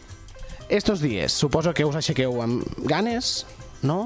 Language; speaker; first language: Catalan; native; Catalan